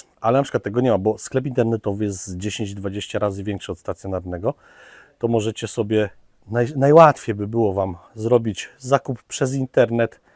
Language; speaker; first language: Polish; native; Polish